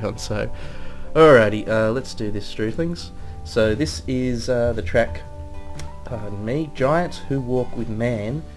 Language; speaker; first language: English; native; English